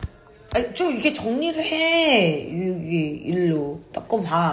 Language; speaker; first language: Korean; native; Korean